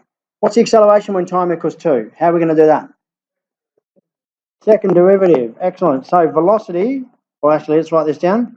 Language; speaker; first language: English; native; English